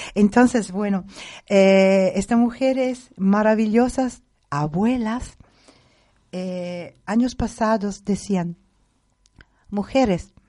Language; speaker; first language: Spanish; non-native, fluent; Italian